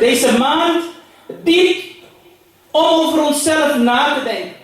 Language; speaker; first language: Dutch; early bilingual, other home language; Urdu